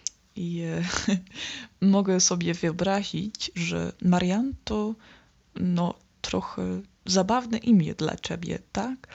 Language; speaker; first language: Polish; non-native, learner; Dutch